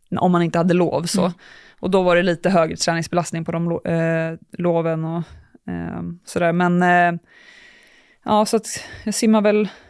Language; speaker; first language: Swedish; native; Swedish